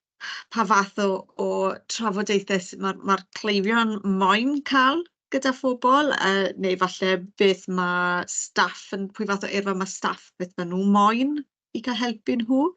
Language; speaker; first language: Welsh; native; Welsh